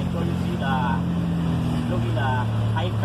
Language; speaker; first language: English; non-native, learner; Thai